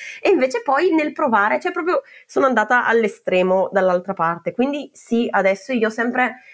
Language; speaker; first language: Italian; native; Italian